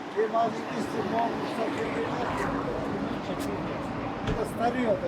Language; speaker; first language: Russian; non-native, local second language; Kyrgyz